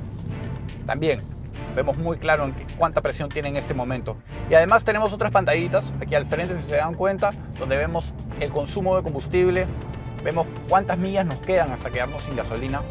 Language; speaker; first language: Spanish; native; Spanish